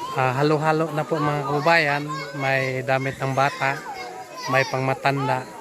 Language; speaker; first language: Filipino; non-native, local second language; Cebuano